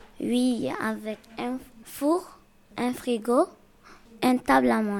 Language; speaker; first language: French; non-native, learner; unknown